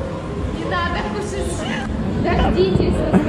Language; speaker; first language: Russian; non-native, learner; Indonesian